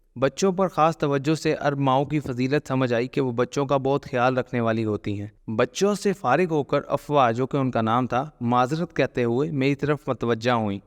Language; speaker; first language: Urdu; native; Urdu